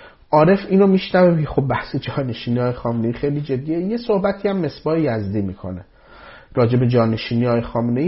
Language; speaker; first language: Persian; native; Persian